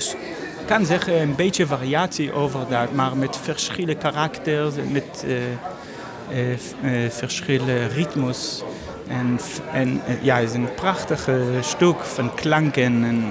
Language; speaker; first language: Dutch; non-native, learner; Hebrew